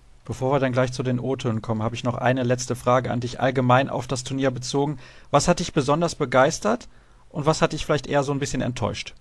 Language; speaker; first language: German; native; German